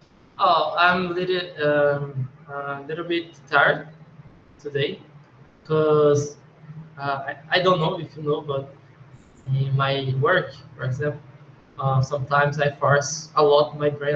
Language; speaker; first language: English; non-native, learner; Portuguese